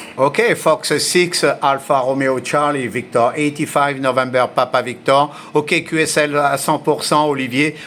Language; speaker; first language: French; early bilingual, heritage; French